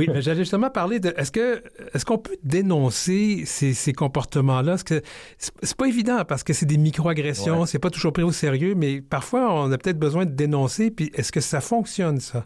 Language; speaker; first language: French; native; French